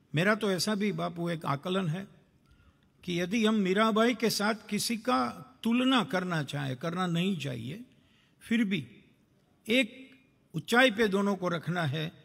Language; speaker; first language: Hindi; non-native, local second language; Gujarati